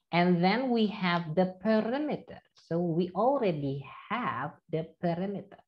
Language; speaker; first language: English; non-native, fluent; Indonesian